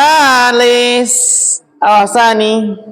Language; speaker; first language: Arabic; non-native, fluent; Indonesian